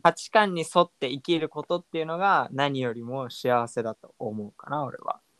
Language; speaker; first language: Japanese; native; Japanese